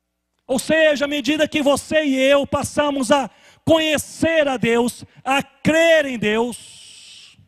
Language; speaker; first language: Portuguese; native; Portuguese